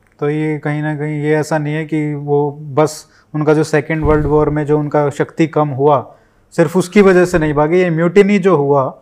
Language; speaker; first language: Hindi; native; Hindi